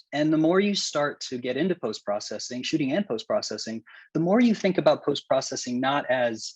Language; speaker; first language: English; native; English